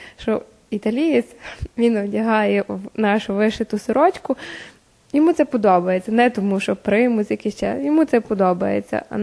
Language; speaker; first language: Ukrainian; native; Ukrainian